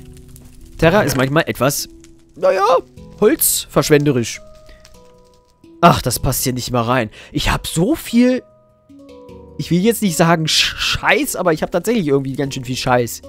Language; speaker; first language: German; native; German